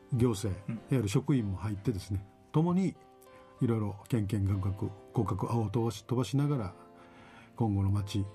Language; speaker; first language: Japanese; native; Japanese